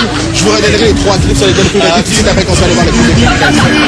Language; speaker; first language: French; native; French